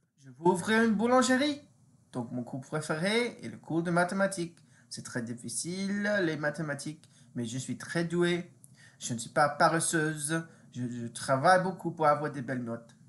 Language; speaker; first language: French; non-native, fluent; English